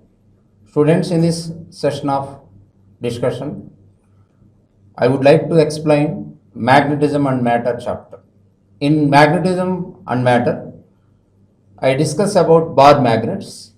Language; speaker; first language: English; non-native, local second language; Telugu